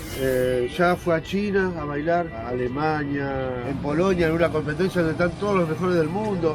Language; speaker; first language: Spanish; native; Spanish